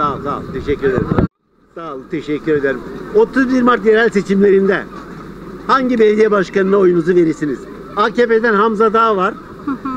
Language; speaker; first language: Turkish; native; Turkish